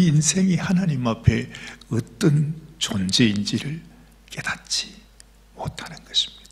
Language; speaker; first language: Korean; native; Korean